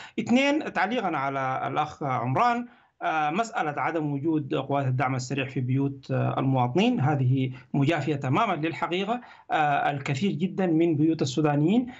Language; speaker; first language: Arabic; native; Arabic